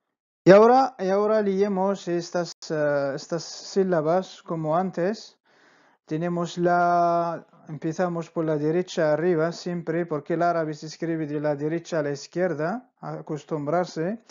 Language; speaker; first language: Spanish; non-native, fluent; Arabic